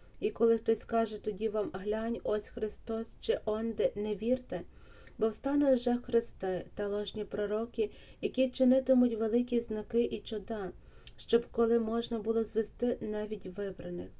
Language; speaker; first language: Ukrainian; native; Ukrainian